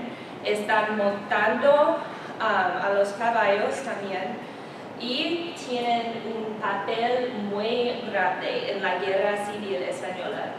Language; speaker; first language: Spanish; non-native, learner; English